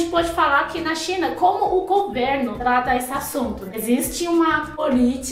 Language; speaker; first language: Portuguese; non-native, fluent; Chinese